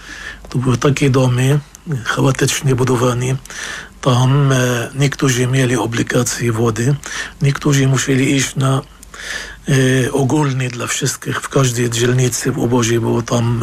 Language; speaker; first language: Polish; non-native, fluent; Arabic